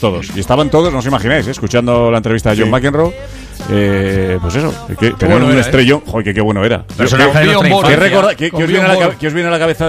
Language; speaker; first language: Spanish; native; Spanish